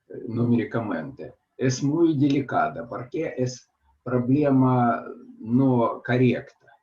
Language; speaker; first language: Spanish; non-native, fluent; Russian